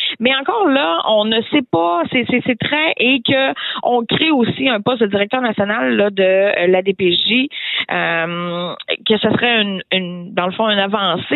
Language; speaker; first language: French; native; French